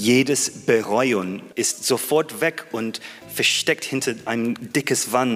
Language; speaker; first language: German; non-native, learner; English